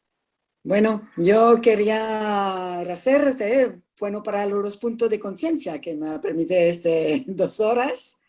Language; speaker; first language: Spanish; non-native, fluent; French